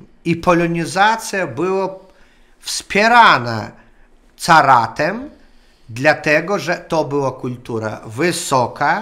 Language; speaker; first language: Polish; non-native, learner; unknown